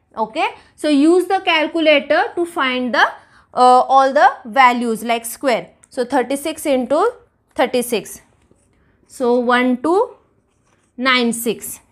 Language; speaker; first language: English; non-native, local second language; Marathi